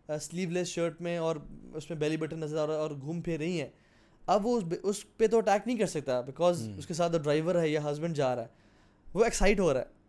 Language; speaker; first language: Urdu; native; Urdu